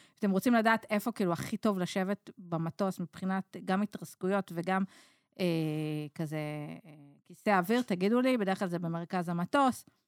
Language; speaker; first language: Hebrew; native; Hebrew